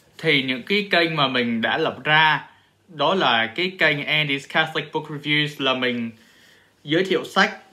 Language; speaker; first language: Vietnamese; early bilingual, heritage; Vietnamese